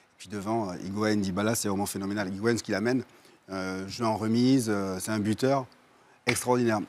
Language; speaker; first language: French; native; French